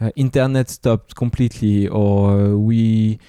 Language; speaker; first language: English; non-native, fluent; French